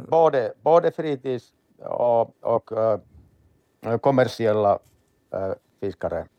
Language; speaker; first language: Swedish; non-native, learner; Finnish